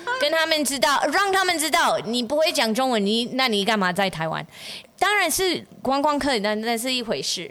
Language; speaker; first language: Chinese; non-native, fluent; English